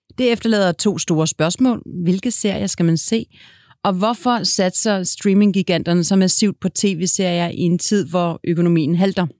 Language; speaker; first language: Danish; native; Danish